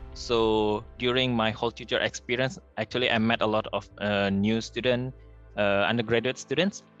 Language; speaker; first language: English; non-native, fluent; Indonesian